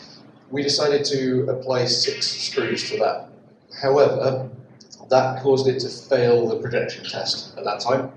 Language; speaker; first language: English; native; English